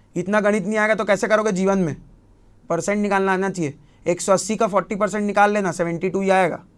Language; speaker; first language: Hindi; native; Hindi